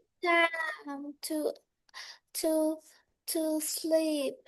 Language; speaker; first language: English; non-native, learner; Vietnamese